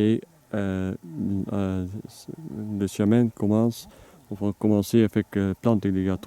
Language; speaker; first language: French; non-native, learner; Dutch